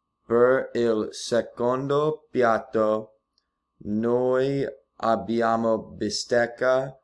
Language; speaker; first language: Italian; non-native, learner; English